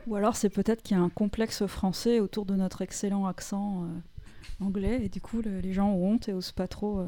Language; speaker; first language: French; native; French